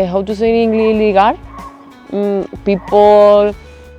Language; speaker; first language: English; non-native, learner; Spanish